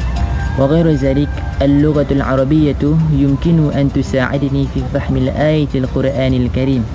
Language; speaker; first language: Arabic; non-native, learner; Malay